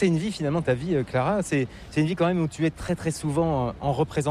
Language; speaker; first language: French; native; French